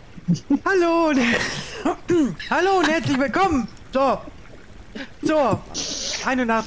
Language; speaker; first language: German; native; German